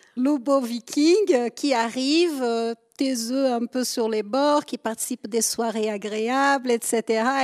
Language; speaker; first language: French; native; French